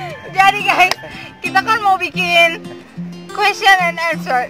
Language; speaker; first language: English; non-native, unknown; Indonesian